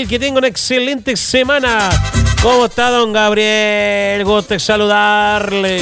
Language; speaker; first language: Spanish; native; Spanish